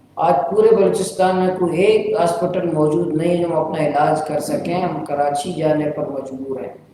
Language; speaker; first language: Urdu; non-native, local second language; Baluchi